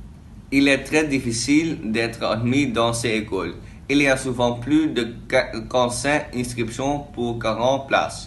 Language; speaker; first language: French; non-native, learner; Dutch